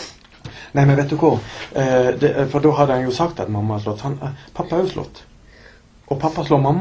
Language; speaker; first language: Norwegian; native; Norwegian